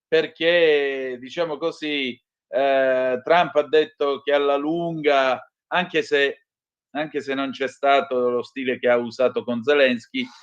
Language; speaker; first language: Italian; native; Italian